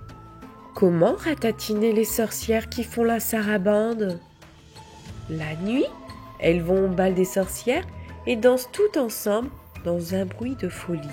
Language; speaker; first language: French; native; French